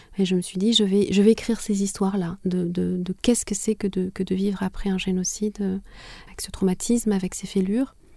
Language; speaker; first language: French; non-native, local second language; Kinyarwanda